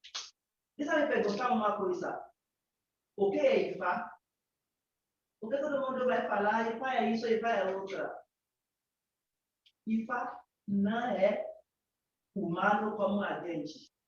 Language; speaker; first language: Portuguese; non-native, learner; Yoruba